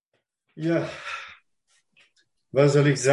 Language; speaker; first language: German; non-native, fluent; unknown